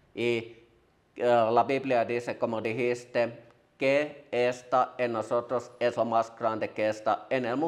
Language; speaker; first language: Spanish; non-native, learner; Finnish